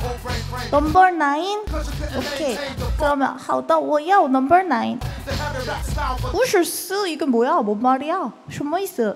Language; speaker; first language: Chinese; non-native, learner; Korean